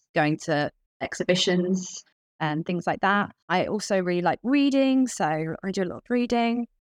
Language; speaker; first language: English; native; English